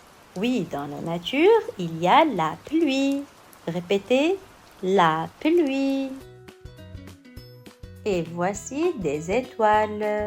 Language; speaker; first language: French; non-native, local second language; Arabic